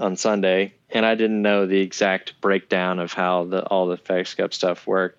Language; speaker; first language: English; native; English